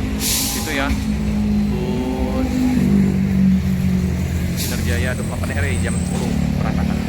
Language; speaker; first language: Indonesian; native; Indonesian